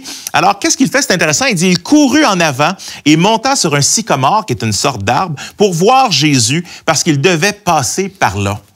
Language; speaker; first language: French; native; French